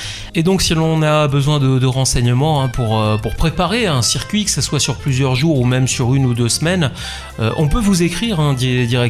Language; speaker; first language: French; native; French